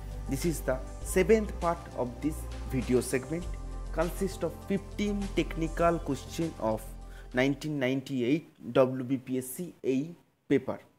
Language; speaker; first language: English; non-native, local second language; Bangla